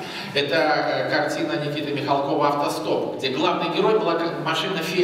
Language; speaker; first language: Russian; native; Russian